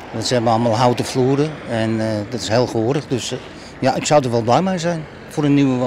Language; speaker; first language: Dutch; native; Dutch